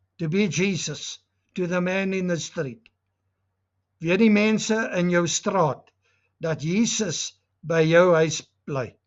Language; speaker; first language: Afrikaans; non-native, local second language; English